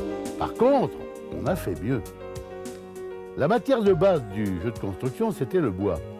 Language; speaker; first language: French; native; French